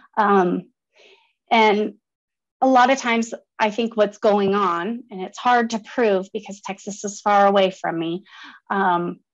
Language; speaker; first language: English; native; English